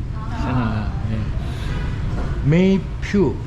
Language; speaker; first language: Korean; native; Korean